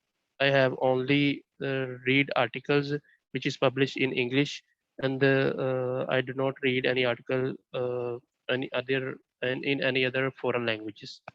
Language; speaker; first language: English; non-native, learner; Bangla